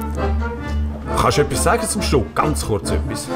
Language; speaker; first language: German; native; German